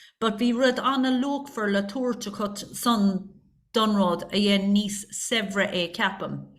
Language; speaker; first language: Irish; non-native, local second language; English